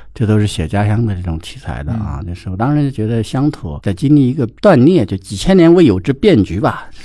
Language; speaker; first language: Chinese; native; Chinese